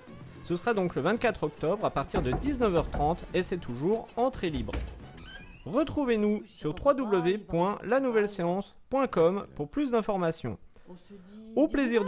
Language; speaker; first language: French; native; French